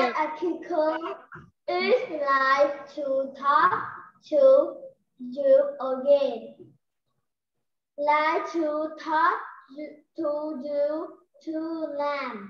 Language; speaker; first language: English; non-native, learner; Vietnamese